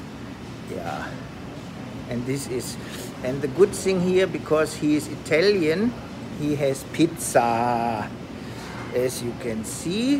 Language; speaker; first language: English; non-native, fluent; German